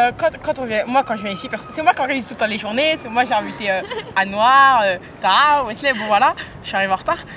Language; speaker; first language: French; non-native, fluent; Italian